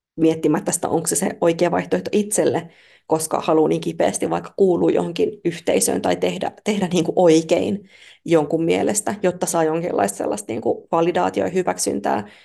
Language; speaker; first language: Finnish; native; Finnish